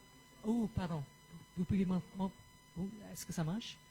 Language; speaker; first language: French; non-native, fluent; English